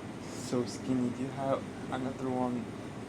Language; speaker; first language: English; non-native, learner; Mongolian